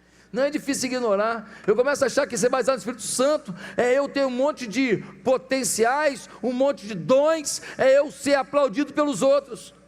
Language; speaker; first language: Portuguese; native; Portuguese